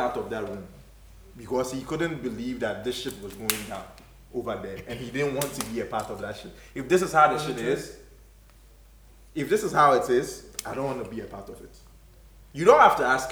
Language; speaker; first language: English; non-native, local second language; Akan